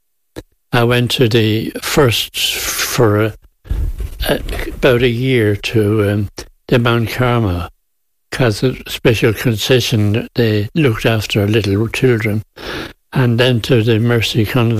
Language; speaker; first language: English; native; English